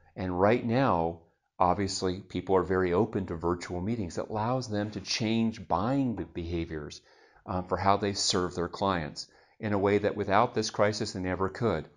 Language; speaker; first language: English; native; English